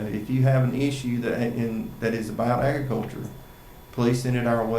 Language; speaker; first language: English; native; English